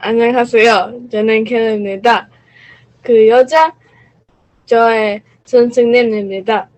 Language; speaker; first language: Korean; non-native, learner; English